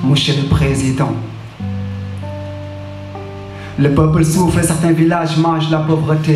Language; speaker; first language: French; non-native, local second language; Wolof